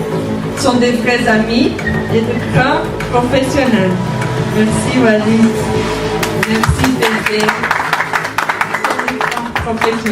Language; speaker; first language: French; non-native, learner; Portuguese